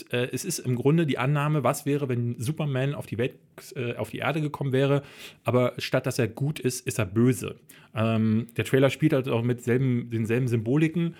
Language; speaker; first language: German; native; German